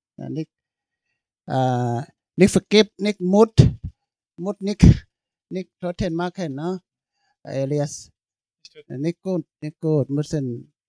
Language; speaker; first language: German; non-native, learner; Thai